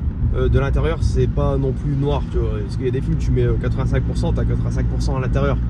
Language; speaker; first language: French; native; French